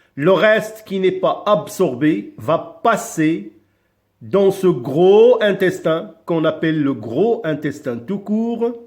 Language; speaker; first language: French; non-native, local second language; Arabic